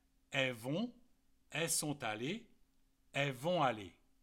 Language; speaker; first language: French; native; French